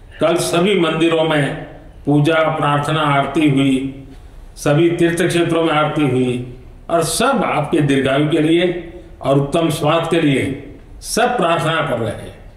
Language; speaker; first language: Hindi; non-native, local second language; Gujarati